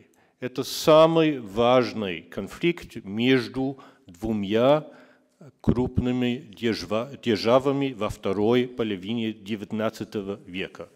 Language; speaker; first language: Russian; non-native, fluent; German